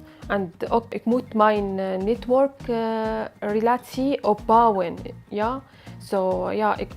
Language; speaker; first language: Dutch; non-native, learner; Arabic